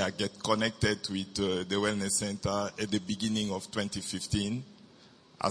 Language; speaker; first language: English; non-native, fluent; French